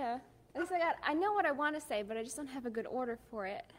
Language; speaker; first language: English; native; English